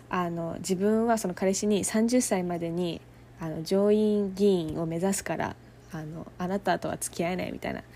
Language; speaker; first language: Japanese; native; Japanese